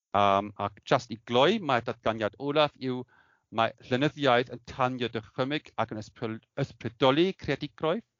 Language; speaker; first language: Welsh; non-native, fluent; German